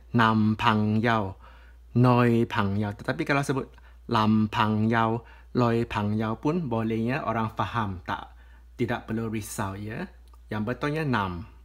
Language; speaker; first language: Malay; non-native, local second language; Cantonese